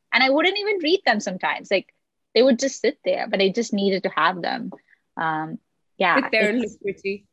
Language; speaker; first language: English; non-native, local second language; Sinhala